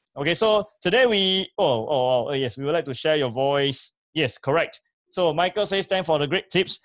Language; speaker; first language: English; native; English